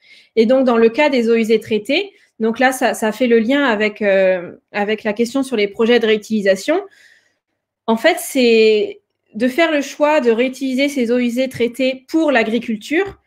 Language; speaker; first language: French; native; French